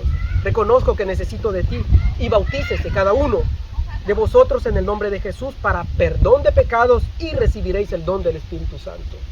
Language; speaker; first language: Spanish; native; Spanish